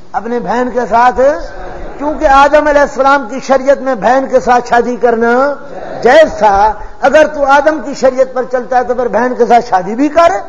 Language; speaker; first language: Urdu; non-native, local second language; Punjabi